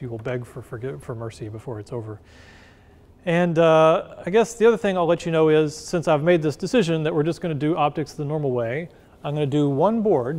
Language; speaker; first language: English; native; English